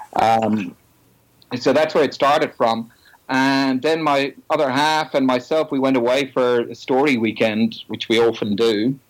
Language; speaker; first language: English; native; English